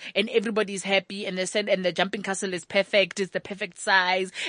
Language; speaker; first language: English; non-native, local second language; Tswana